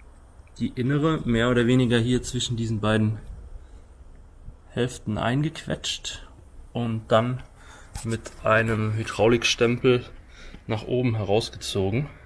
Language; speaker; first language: German; native; German